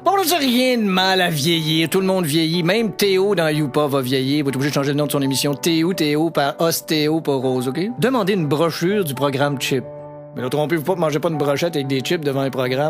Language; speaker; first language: French; native; French